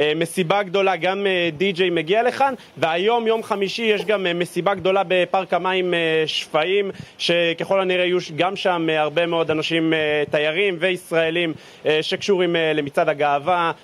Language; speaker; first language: Hebrew; native; Hebrew